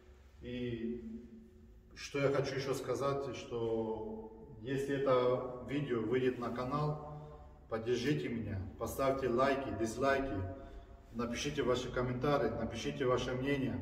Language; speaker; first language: Russian; early bilingual, heritage; Russian